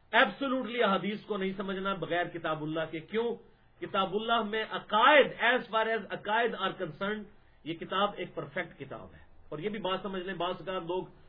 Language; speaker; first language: Urdu; non-native, local second language; Punjabi